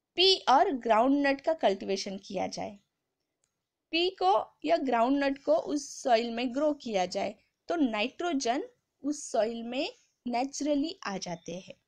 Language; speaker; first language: Hindi; non-native, local second language; Marathi